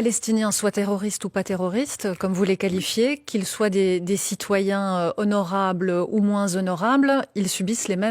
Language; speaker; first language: French; native; French